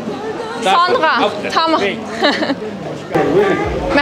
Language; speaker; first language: Turkish; non-native, learner; German